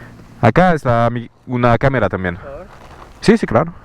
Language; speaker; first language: Spanish; non-native, learner; French